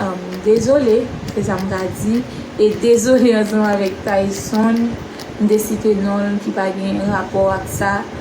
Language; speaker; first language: French; non-native, local second language; Haitian Creole